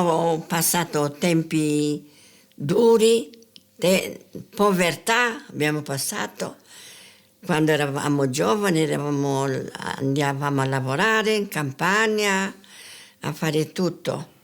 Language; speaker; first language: Italian; non-native, local second language; Sardinian